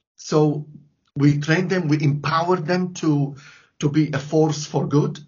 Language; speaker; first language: English; non-native, fluent; Arabic